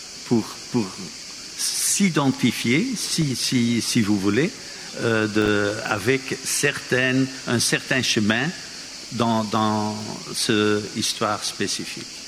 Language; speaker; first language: French; non-native, fluent; Dutch